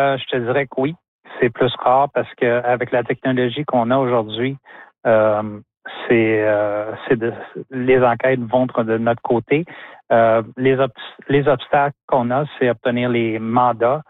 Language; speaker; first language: French; native; French